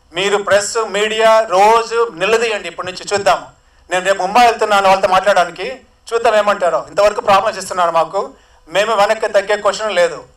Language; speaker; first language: Telugu; native; Telugu